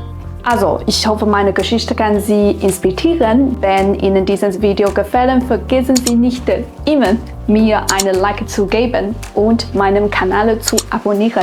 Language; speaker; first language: German; non-native, fluent; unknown